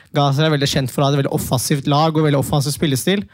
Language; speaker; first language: Norwegian; early bilingual, other home language; Turkish